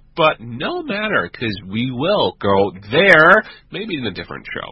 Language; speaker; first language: English; non-native, fluent; Chinese